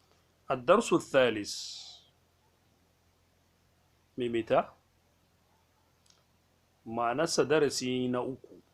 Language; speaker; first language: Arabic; non-native, fluent; Hausa